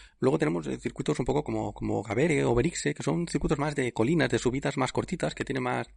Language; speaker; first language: Spanish; native; Spanish